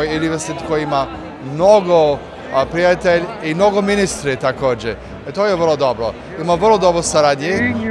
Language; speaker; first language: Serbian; non-native, learner; English